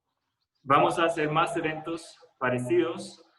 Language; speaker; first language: Spanish; non-native, fluent; Swedish